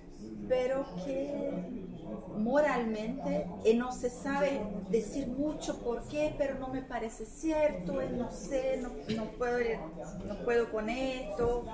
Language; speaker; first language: Spanish; non-native, fluent; Portuguese